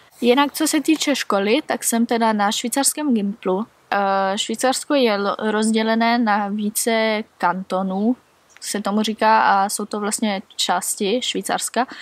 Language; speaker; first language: Czech; early bilingual, heritage; Czech